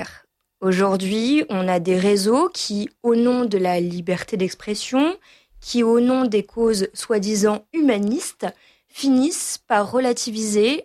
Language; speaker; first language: French; native; French